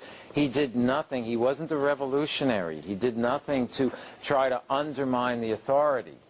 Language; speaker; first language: English; native; English